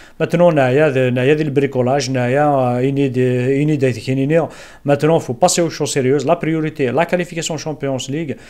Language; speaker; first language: French; non-native, local second language; Kabyle